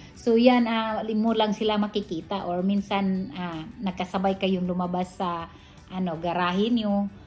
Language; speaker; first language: Filipino; non-native, local second language; Cebuano